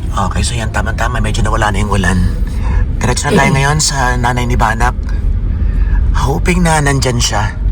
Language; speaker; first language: Filipino; native; Filipino